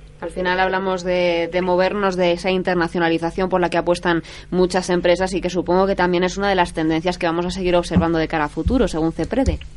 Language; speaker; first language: Spanish; native; Spanish